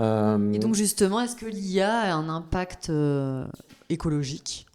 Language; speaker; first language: French; native; French